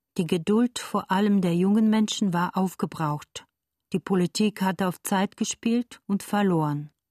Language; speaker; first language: German; non-native, fluent; Bulgarian